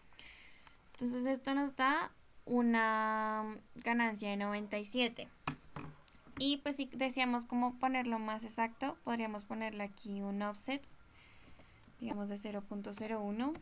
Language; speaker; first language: Spanish; native; Spanish